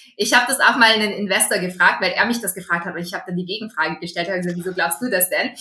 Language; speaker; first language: German; early bilingual, other home language; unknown